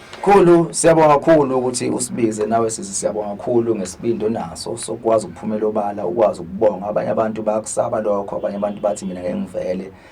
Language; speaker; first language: Zulu; native; Zulu